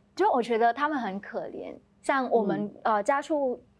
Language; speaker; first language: Chinese; non-native, fluent; Vietnamese